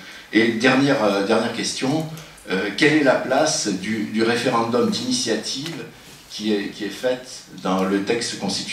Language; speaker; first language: French; native; French